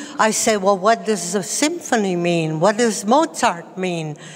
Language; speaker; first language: English; early bilingual, other home language; Latvian